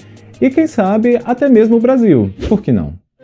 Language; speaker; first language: Portuguese; native; Portuguese